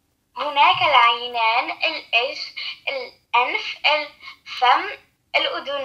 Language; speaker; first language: Arabic; non-native, learner; French